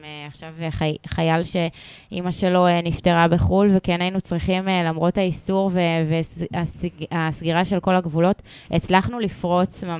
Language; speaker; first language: Hebrew; native; Hebrew